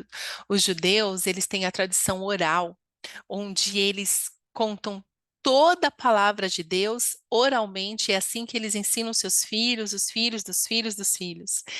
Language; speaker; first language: Portuguese; native; Portuguese